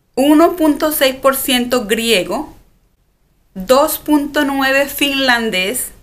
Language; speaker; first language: Spanish; native; Spanish